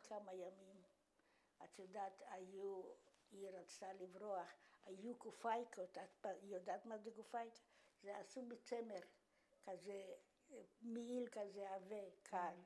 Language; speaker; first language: Hebrew; non-native, fluent; Polish